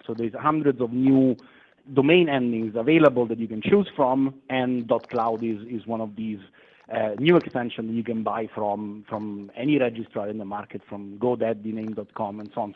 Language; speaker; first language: English; non-native, fluent; Italian